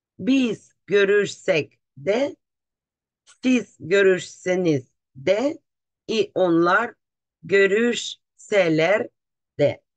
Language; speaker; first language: Turkish; non-native, fluent; Russian